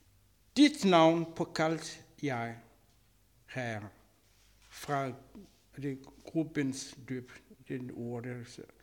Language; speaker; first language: Danish; non-native, learner; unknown